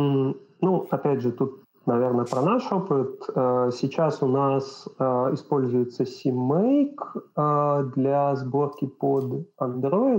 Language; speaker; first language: Russian; native; Russian